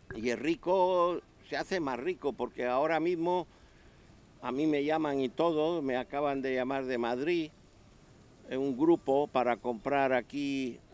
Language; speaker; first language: Spanish; native; Spanish